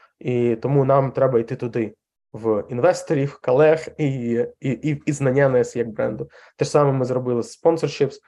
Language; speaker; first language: Ukrainian; non-native, local second language; Russian